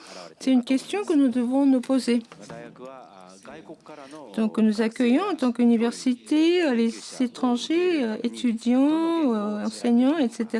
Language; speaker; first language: French; non-native, fluent; Japanese